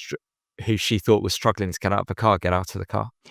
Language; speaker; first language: English; native; English